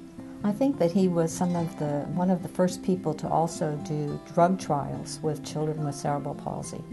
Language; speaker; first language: English; native; English